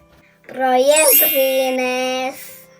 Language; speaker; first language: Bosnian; early bilingual, heritage; Serbian